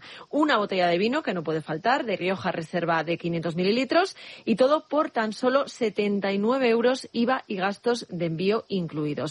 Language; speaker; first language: Spanish; native; Spanish